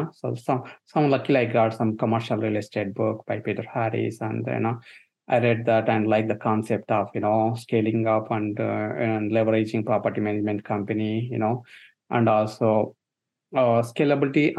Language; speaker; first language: English; non-native, local second language; Telugu